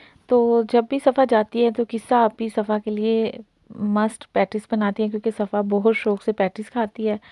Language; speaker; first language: Hindi; native; Hindi